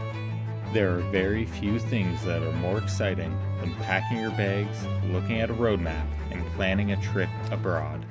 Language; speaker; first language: English; native; English